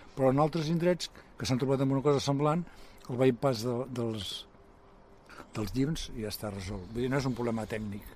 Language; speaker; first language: Catalan; native; Catalan